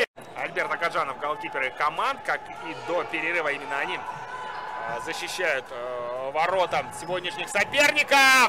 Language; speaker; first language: Russian; native; Russian